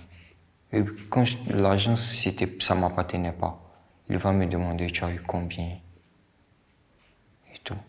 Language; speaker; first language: French; non-native, local second language; Bambara